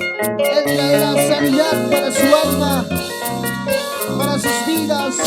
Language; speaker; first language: Spanish; native; Spanish